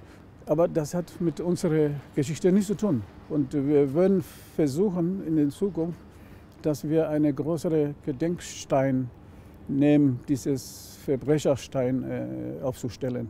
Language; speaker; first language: German; non-native, fluent; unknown